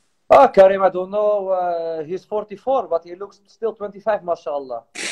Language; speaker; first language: English; non-native, fluent; Arabic